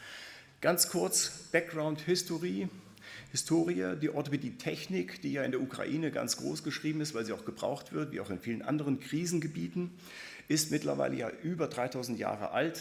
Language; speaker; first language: German; native; German